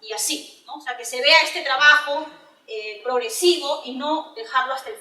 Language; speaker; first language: Spanish; native; Spanish